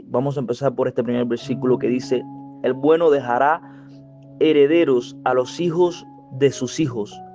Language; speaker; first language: Spanish; native; Spanish